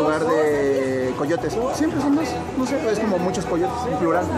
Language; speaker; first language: Spanish; native; Spanish